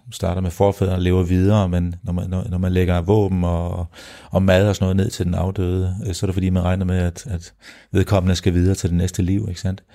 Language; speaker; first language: Danish; early bilingual, heritage; Danish